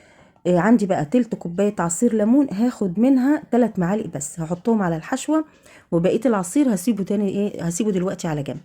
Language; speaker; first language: Arabic; native; Arabic